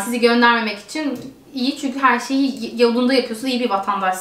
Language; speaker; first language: Turkish; native; Turkish